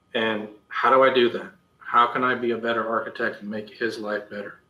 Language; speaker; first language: English; native; English